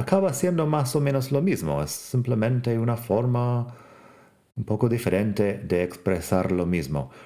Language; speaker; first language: Spanish; non-native, fluent; English